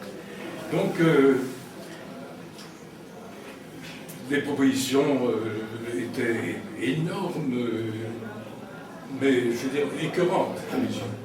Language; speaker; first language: French; native; French